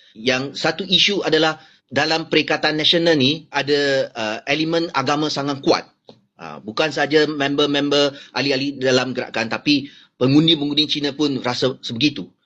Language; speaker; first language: Malay; non-native, local second language; Chinese